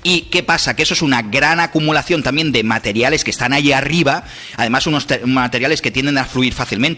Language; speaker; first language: Spanish; native; Spanish